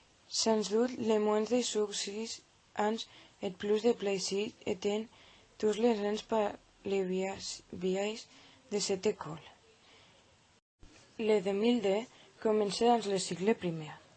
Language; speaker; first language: French; non-native, learner; Catalan